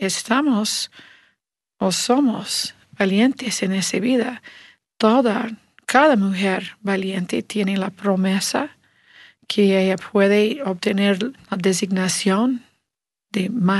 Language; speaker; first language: Spanish; non-native, learner; English